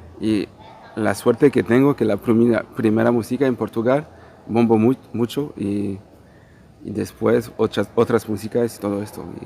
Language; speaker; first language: Spanish; non-native, fluent; Portuguese